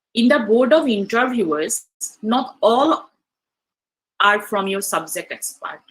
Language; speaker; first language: English; non-native, local second language; Assamese